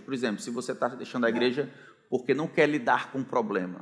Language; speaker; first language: Portuguese; native; Portuguese